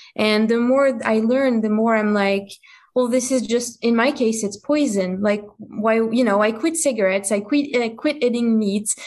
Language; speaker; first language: English; non-native, fluent; French